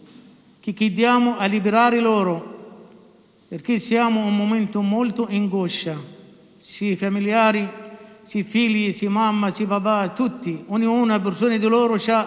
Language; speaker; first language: Italian; non-native, learner; Arabic